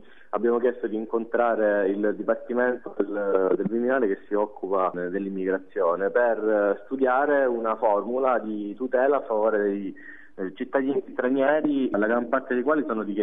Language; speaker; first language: Italian; native; Italian